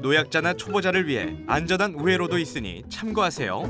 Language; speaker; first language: Korean; native; Korean